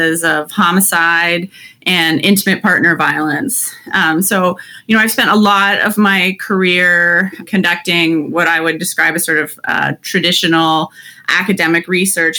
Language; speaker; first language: English; native; English